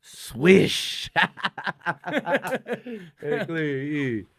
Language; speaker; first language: English; native; English